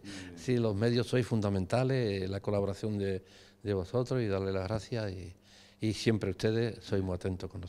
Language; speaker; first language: Spanish; native; Spanish